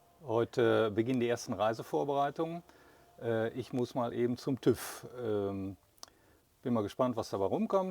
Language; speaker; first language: German; native; German